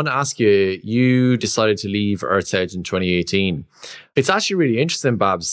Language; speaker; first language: English; native; English